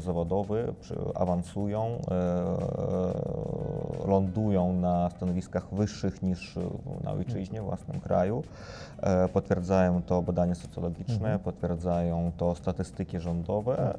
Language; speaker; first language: Polish; non-native, fluent; Ukrainian